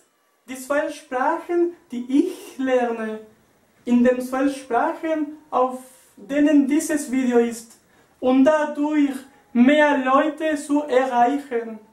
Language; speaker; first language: German; non-native, learner; Spanish